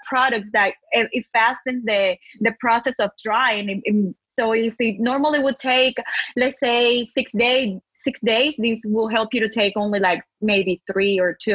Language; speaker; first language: English; non-native, fluent; Spanish